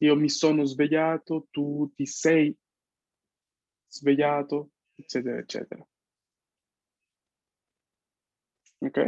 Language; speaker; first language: Italian; non-native, fluent; Spanish